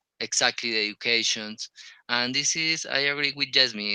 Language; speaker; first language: English; non-native, learner; Spanish